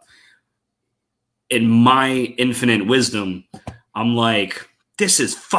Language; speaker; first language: English; native; English